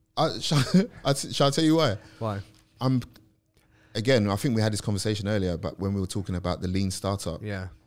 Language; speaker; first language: English; native; English